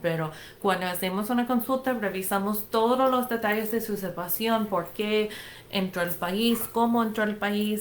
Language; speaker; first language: Spanish; non-native, fluent; English